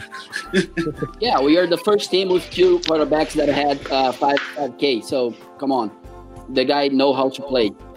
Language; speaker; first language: English; non-native, fluent; Portuguese